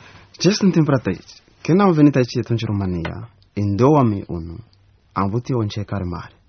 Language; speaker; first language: Romanian; non-native, learner; Rundi